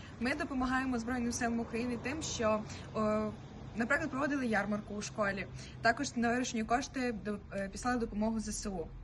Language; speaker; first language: Ukrainian; native; Ukrainian